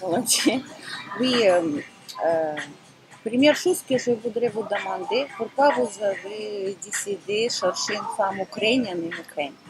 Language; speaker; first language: French; non-native, fluent; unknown